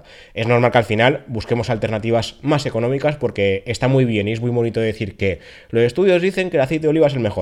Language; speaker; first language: Spanish; native; Spanish